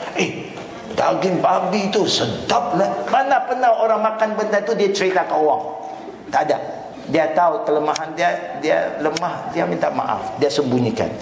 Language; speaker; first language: Malay; non-native, local second language; Chinese